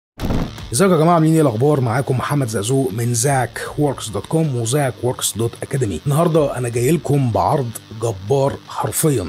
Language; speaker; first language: Arabic; native; Arabic